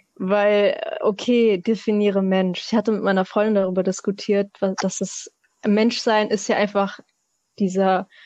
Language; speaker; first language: German; native; German